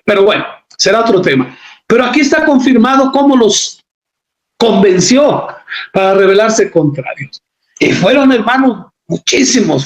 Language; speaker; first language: Spanish; native; Spanish